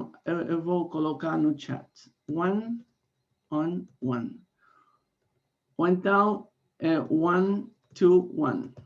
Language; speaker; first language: Portuguese; non-native, fluent; Spanish